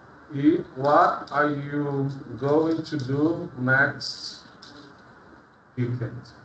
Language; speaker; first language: English; non-native, fluent; Portuguese